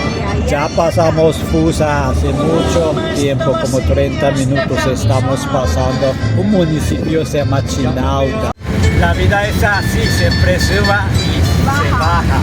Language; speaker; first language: Spanish; non-native, fluent; Japanese